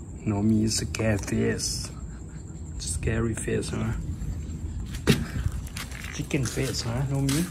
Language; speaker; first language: English; non-native, local second language; Thai